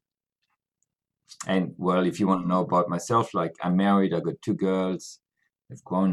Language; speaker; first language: English; non-native, fluent; German